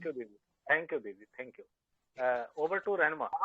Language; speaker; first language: Hindi; native; Hindi